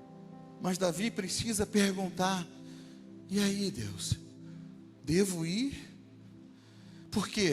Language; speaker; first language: Portuguese; native; Portuguese